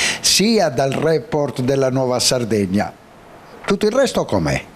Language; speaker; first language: Italian; native; Italian